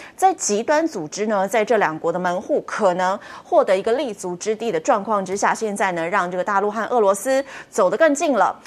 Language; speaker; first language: Chinese; native; Chinese